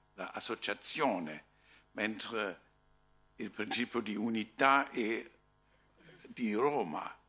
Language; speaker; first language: Italian; non-native, fluent; German